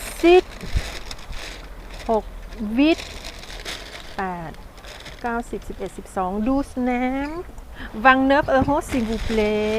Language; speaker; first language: French; non-native, learner; Thai